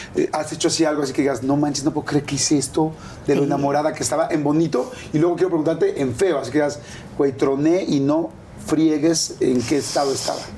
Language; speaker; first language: Spanish; native; Spanish